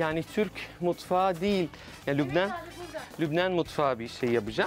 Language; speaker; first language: Turkish; non-native, fluent; Arabic